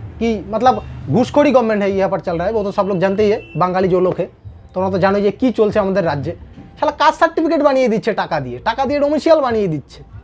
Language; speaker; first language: Hindi; non-native, local second language; Bangla